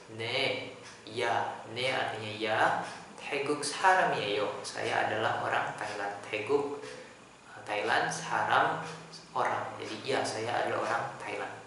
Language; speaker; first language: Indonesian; native; Indonesian